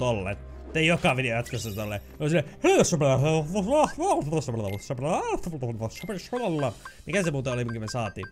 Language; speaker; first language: Finnish; native; Finnish